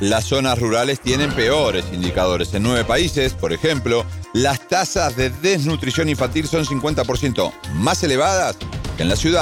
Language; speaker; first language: Spanish; native; Spanish